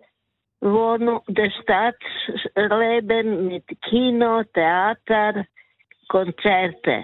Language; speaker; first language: German; non-native, learner; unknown